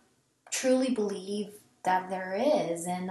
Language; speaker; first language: English; native; English